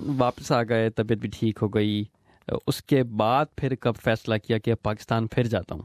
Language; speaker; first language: Urdu; native; Urdu